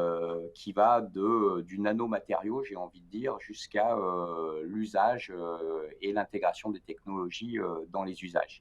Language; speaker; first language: French; native; French